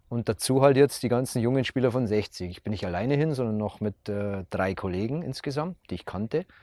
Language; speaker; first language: German; native; German